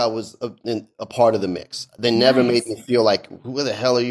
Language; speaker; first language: English; early bilingual, other home language; Persian